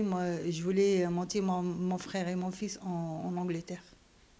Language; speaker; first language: French; non-native, learner; Arabic